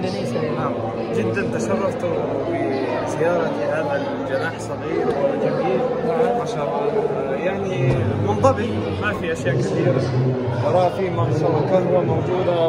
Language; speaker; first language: Arabic; native; Arabic